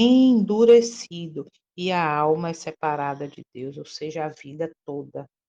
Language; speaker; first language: Portuguese; native; Portuguese